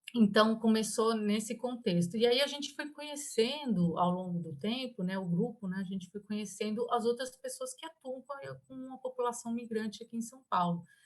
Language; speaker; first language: Portuguese; early bilingual, other home language; Spanish